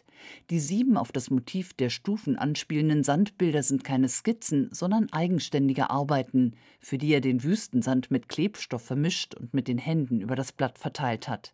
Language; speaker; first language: German; native; German